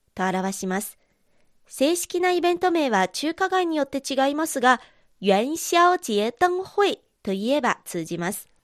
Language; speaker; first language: Japanese; non-native, fluent; Chinese